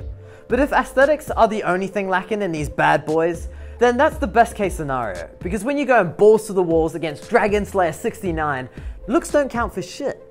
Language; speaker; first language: English; native; English